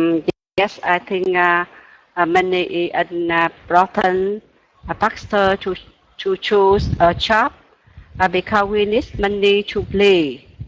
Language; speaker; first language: English; non-native, learner; Vietnamese